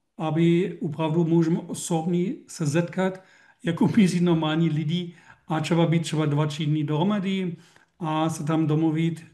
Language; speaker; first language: Czech; non-native, learner; German